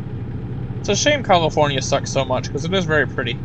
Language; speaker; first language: English; native; English